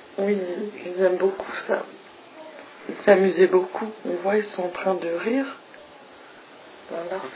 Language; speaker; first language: French; non-native, fluent; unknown